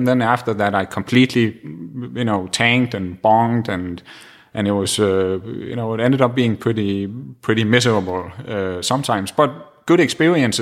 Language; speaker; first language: English; non-native, fluent; Danish